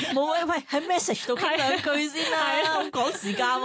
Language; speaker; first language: Cantonese; native; Cantonese